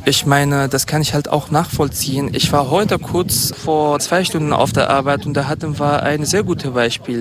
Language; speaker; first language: German; non-native, fluent; Kurdish